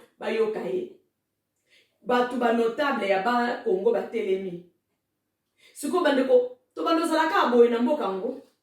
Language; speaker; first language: Lingala; non-native, local second language; Luba-Lulua